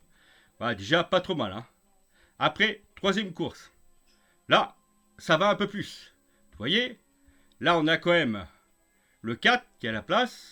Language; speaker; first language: French; native; French